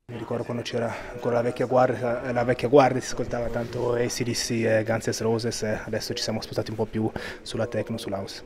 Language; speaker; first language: Italian; native; Italian